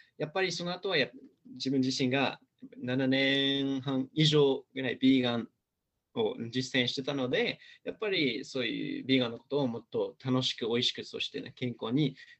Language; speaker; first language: Japanese; non-native, fluent; English